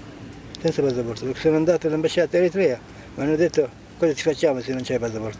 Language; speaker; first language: Italian; non-native, fluent; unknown